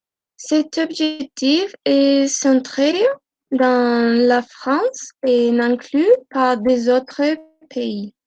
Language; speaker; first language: French; non-native, learner; Spanish